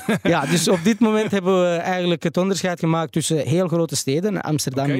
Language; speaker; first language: Dutch; early bilingual, other home language; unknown